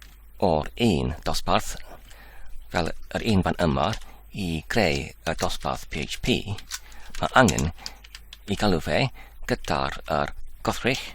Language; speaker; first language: Welsh; non-native, fluent; English